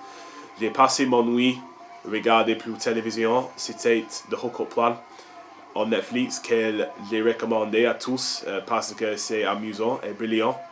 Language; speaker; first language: French; non-native, learner; English